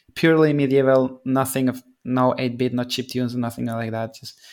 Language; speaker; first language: English; non-native, fluent; Spanish